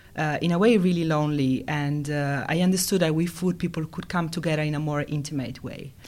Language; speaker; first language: English; non-native, fluent; Italian